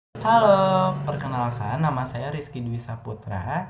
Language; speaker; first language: Indonesian; native; Indonesian